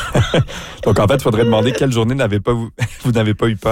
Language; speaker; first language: French; native; French